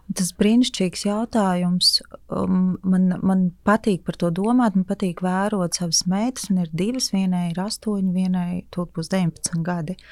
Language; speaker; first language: Latvian; native; Latvian